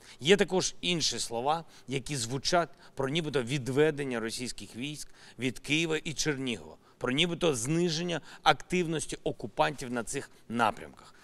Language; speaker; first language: Ukrainian; non-native, local second language; Russian